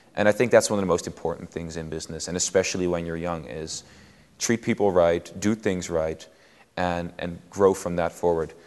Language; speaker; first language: English; non-native, fluent; Dutch